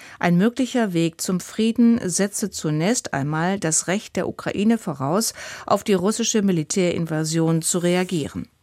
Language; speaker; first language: German; native; German